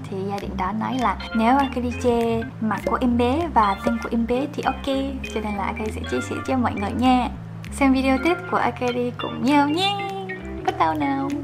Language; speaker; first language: Vietnamese; non-native, fluent; Japanese